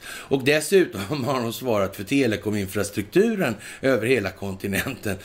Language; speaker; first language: Swedish; native; Swedish